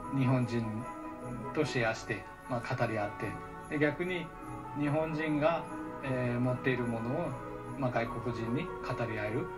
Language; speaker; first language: Japanese; non-native, fluent; Hindi